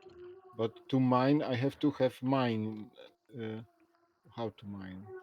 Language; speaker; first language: English; non-native, learner; Polish